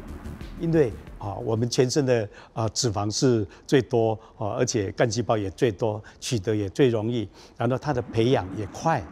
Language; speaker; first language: Chinese; native; Chinese